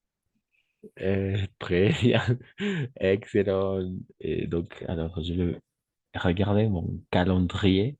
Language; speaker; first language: French; non-native, fluent; Spanish